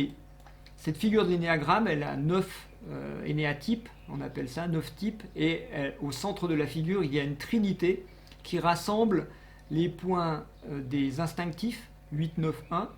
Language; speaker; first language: French; native; French